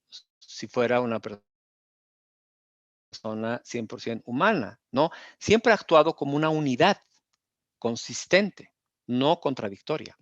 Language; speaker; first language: Spanish; native; Spanish